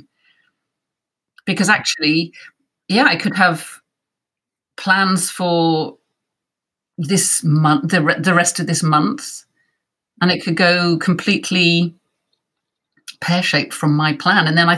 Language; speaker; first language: English; native; English